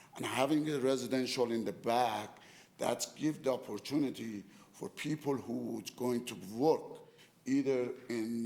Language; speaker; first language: English; non-native, fluent; Persian